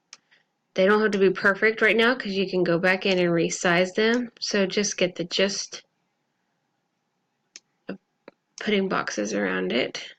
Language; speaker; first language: English; native; English